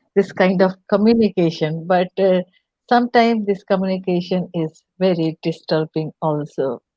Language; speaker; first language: English; non-native, local second language; Hindi